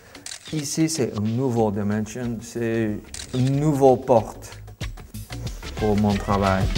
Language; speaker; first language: French; non-native, learner; English